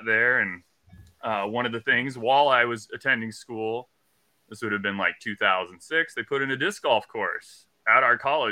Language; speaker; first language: English; native; English